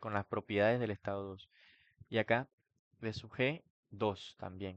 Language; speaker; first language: Spanish; native; Spanish